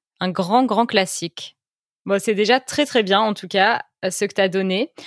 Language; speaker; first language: French; native; French